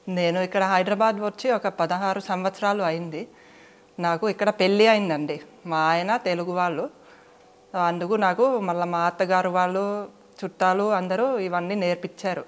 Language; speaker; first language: Telugu; non-native, fluent; Finnish